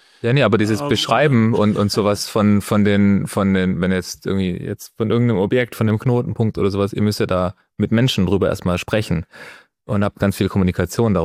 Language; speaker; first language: German; native; German